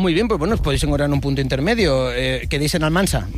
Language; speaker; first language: Spanish; native; Spanish